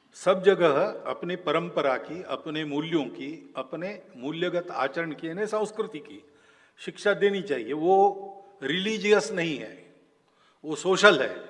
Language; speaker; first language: Hindi; non-native, local second language; Marathi